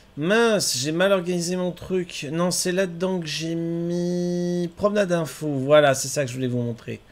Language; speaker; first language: French; native; French